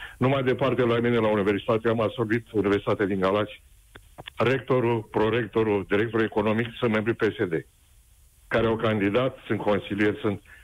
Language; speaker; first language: Romanian; native; Romanian